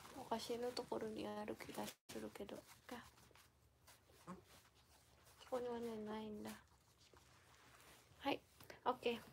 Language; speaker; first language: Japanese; non-native, learner; Filipino